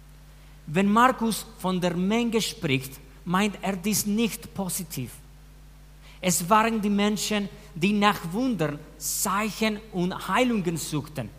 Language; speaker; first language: German; non-native, fluent; Spanish